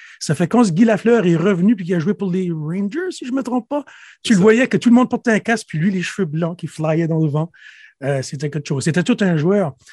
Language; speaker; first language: French; native; French